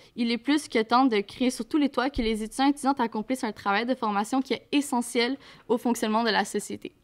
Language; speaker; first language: French; native; French